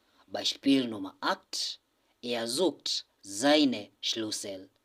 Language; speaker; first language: German; non-native, fluent; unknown